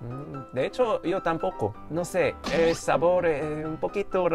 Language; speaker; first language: Spanish; non-native, fluent; Korean